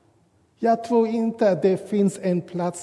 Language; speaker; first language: Swedish; non-native, fluent; English